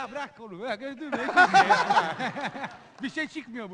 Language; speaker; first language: Turkish; non-native, fluent; Italian